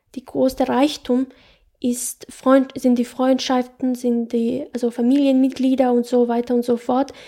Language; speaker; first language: German; non-native, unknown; Bosnian